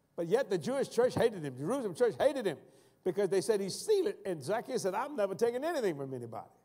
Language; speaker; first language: English; native; English